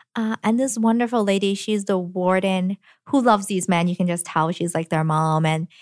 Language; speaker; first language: English; early bilingual, other home language; Cantonese